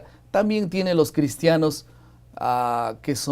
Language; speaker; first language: Spanish; native; Spanish